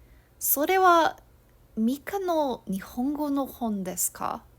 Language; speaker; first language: Japanese; non-native, fluent; English